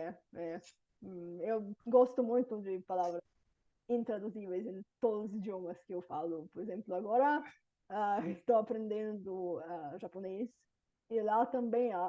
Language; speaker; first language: Portuguese; non-native, fluent; Bulgarian